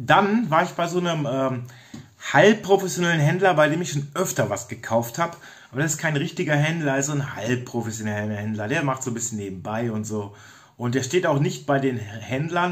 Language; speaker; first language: German; native; German